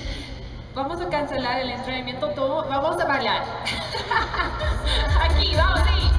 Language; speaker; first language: Spanish; non-native, learner; English